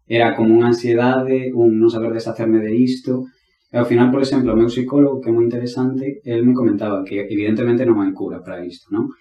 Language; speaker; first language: Galician; non-native, local second language; Spanish